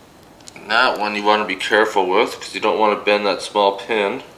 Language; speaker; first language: English; native; English